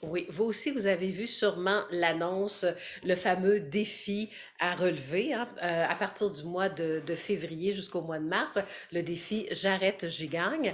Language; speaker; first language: French; native; French